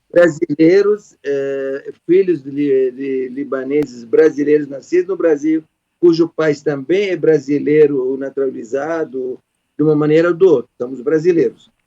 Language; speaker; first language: Portuguese; non-native, fluent; Arabic